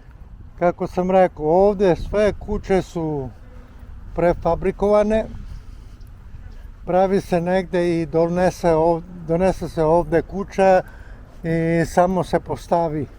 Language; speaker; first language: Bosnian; non-native, local second language; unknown